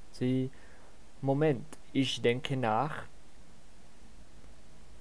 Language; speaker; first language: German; non-native, learner; Spanish